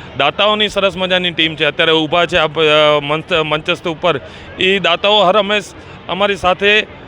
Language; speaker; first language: Gujarati; native; Gujarati